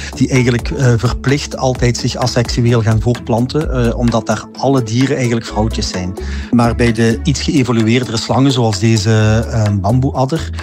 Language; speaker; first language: Dutch; native; Dutch